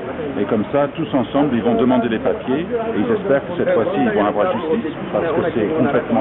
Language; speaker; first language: French; non-native, fluent; English